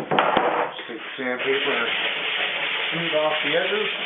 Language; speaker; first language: English; native; English